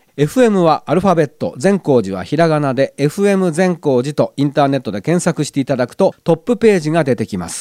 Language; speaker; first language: Japanese; native; Japanese